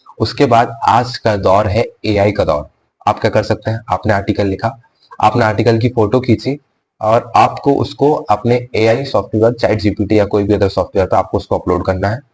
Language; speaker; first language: Hindi; native; Hindi